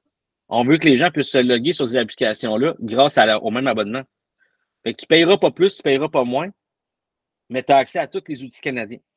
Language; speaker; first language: French; native; French